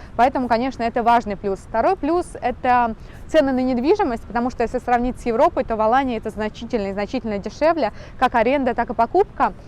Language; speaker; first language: Russian; native; Russian